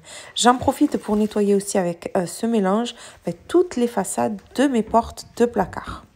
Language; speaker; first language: French; native; French